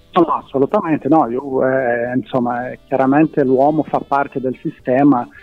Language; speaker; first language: Italian; non-native, fluent; Portuguese